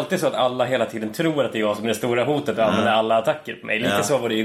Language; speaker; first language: Swedish; native; Swedish